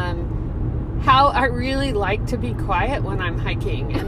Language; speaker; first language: English; native; English